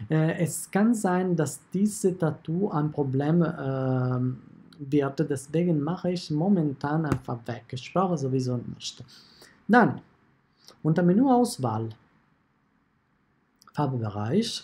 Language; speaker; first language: German; non-native, fluent; Italian